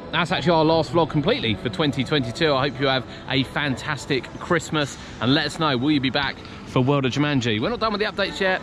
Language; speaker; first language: English; native; English